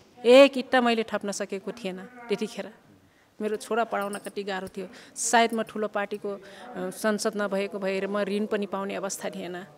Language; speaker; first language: Nepali; non-native, local second language; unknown